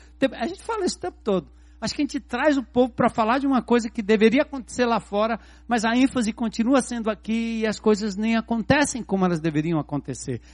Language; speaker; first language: Portuguese; native; Portuguese